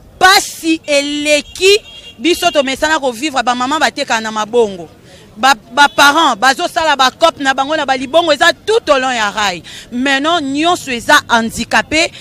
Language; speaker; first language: Lingala; native; Lingala